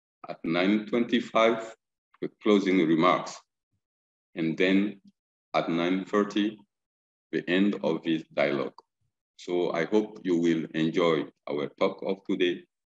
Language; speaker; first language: English; non-native, fluent; Bambara